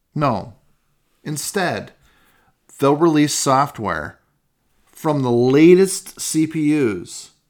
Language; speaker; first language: English; native; English